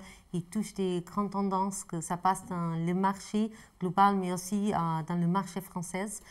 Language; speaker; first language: French; non-native, fluent; Portuguese